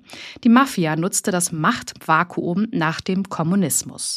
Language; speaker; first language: German; native; German